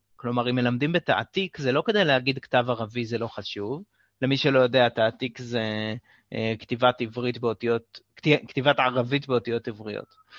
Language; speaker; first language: Hebrew; native; Hebrew